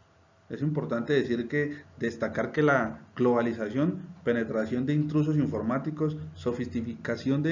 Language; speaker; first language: Spanish; native; Spanish